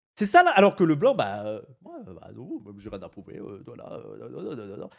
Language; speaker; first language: French; native; French